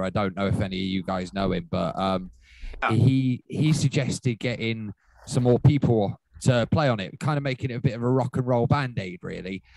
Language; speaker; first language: English; native; English